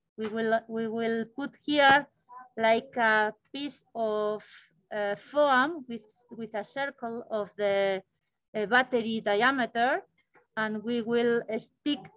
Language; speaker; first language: English; non-native, learner; Spanish